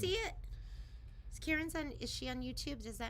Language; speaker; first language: English; native; English